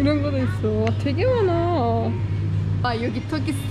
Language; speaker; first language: Korean; non-native, learner; Turkish